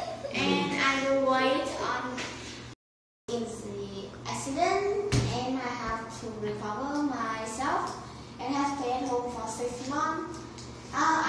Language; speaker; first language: English; non-native, learner; Vietnamese